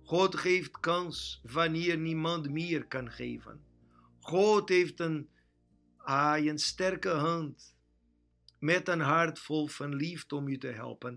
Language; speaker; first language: Dutch; non-native, fluent; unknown